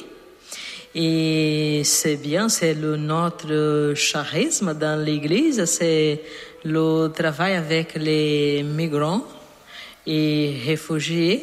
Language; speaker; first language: French; non-native, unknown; Portuguese